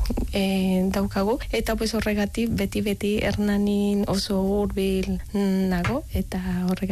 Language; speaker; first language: Basque; non-native, learner; Spanish